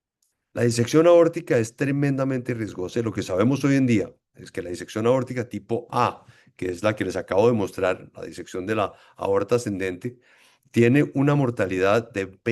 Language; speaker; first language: Spanish; native; Spanish